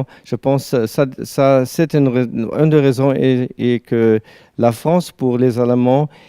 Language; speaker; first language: French; non-native, learner; German